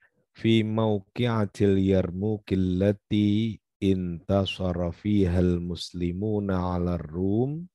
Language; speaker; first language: Arabic; non-native, fluent; Indonesian